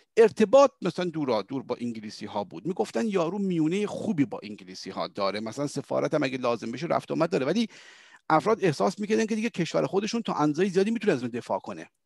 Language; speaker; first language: Persian; early bilingual, heritage; Persian